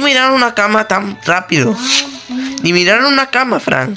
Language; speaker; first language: Spanish; native; Spanish